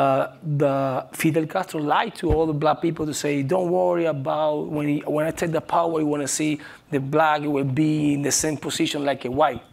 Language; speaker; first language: English; non-native, learner; Spanish